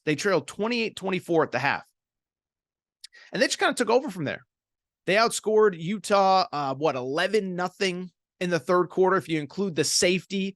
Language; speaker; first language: English; native; English